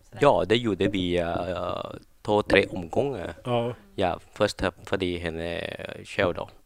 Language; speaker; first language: Swedish; non-native, learner; Thai